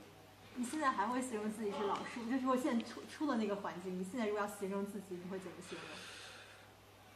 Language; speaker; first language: Chinese; native; Chinese